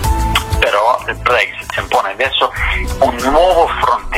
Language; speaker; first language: Italian; non-native, fluent; English